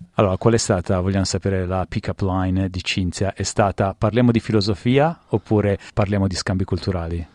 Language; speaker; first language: Italian; native; Italian